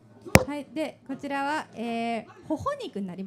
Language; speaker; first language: Japanese; native; Japanese